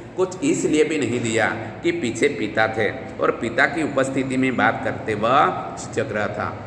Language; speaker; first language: Hindi; non-native, local second language; Gujarati